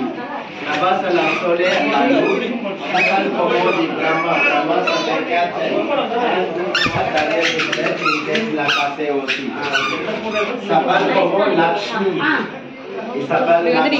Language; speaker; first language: French; non-native, learner; Tamil